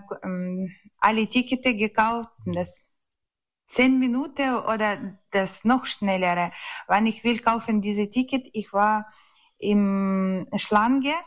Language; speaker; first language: German; non-native, learner; Ukrainian